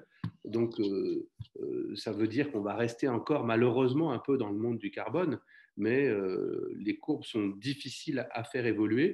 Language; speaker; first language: French; native; French